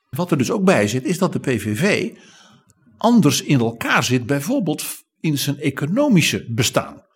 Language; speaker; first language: Dutch; native; Dutch